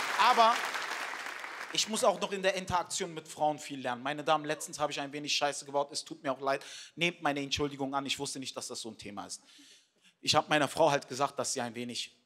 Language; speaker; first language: German; early bilingual, other home language; Turkish